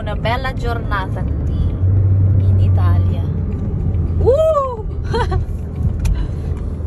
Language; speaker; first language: Italian; non-native, learner; Cebuano